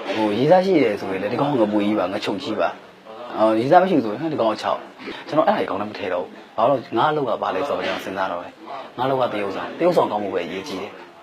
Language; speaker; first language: Burmese; native; Burmese